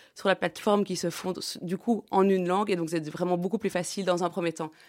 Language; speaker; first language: French; native; French